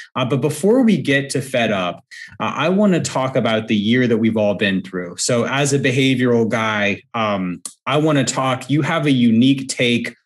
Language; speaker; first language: English; native; English